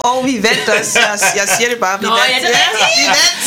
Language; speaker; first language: Danish; non-native, fluent; French